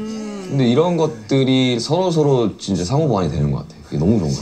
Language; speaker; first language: Korean; native; Korean